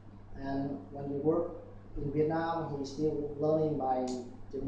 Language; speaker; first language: English; non-native, learner; Vietnamese